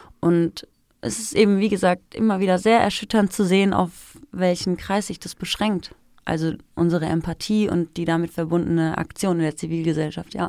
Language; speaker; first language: German; early bilingual, other home language; Persian